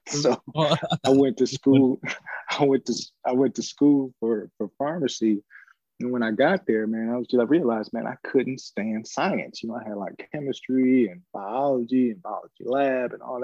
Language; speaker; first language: English; native; English